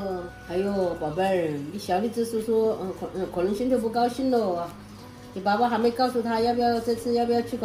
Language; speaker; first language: Chinese; native; Chinese